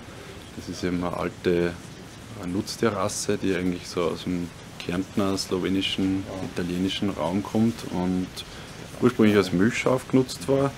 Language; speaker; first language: German; native; German